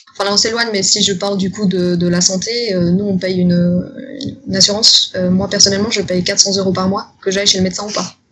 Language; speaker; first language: French; native; French